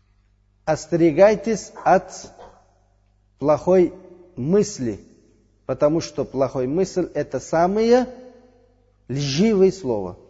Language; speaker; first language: Russian; non-native, fluent; Uzbek